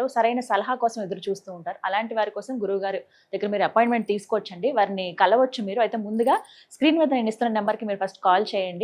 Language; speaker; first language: Telugu; native; Telugu